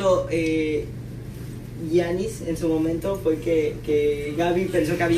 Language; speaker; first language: Spanish; native; Spanish